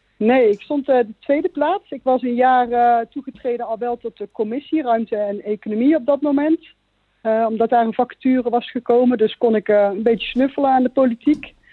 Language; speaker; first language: Dutch; native; Dutch